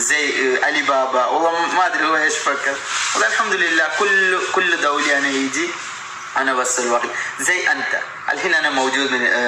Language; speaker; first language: Arabic; non-native, learner; Malayalam